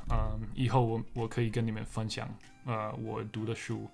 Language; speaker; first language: Chinese; non-native, fluent; English